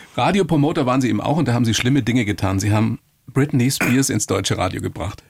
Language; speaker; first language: German; native; German